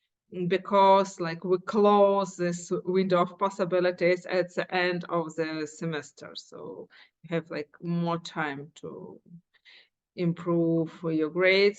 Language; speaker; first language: English; non-native, fluent; Ukrainian